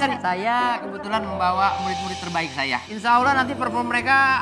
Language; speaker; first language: Indonesian; native; Indonesian